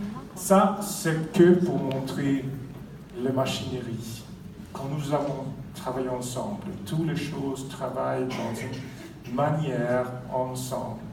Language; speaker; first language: French; non-native, fluent; Swedish